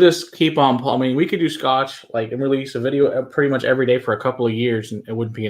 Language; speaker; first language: English; native; English